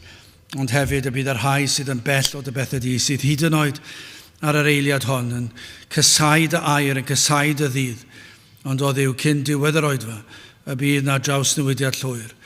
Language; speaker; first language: Welsh; native; Welsh